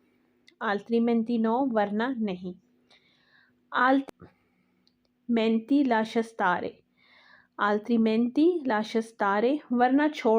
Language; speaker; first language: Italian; non-native, learner; Urdu